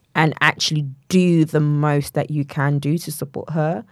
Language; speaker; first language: English; non-native, local second language; Yoruba